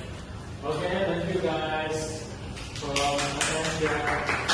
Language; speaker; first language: English; non-native, learner; Indonesian